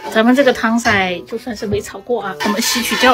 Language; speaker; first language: Chinese; native; Chinese